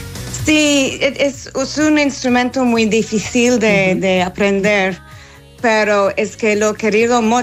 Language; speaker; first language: Spanish; non-native, fluent; English